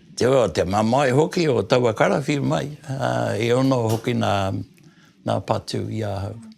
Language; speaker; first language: Māori; native; Māori